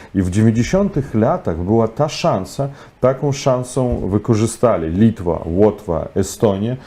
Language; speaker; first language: Polish; non-native, fluent; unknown